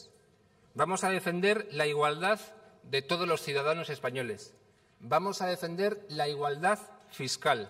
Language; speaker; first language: Spanish; native; Spanish